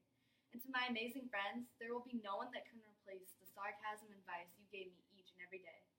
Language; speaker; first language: English; native; English